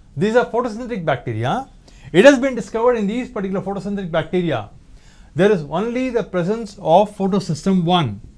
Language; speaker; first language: English; non-native, local second language; Tamil